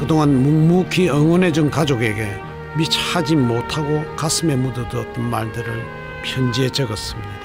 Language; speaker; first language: Korean; native; Korean